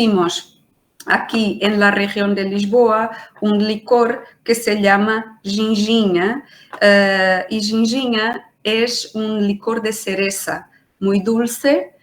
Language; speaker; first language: Spanish; non-native, fluent; Portuguese